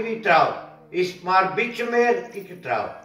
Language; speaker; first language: Dutch; non-native, learner; Arabic